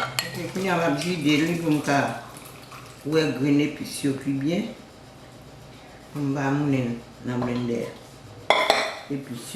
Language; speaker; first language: French; non-native, local second language; Haitian Creole